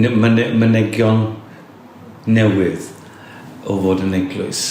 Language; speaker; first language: Welsh; native; Welsh